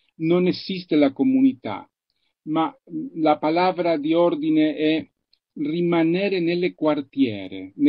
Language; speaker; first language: Italian; non-native, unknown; Spanish